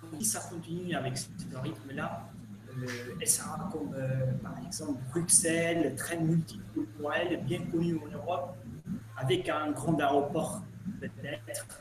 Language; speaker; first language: French; non-native, learner; Albanian